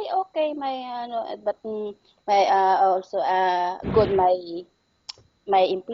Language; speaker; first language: English; non-native, learner; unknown